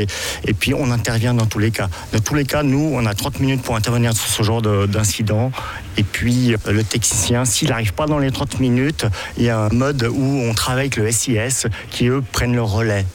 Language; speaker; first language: French; native; French